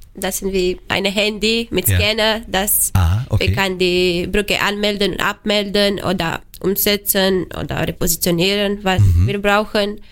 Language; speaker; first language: German; non-native, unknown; Romanian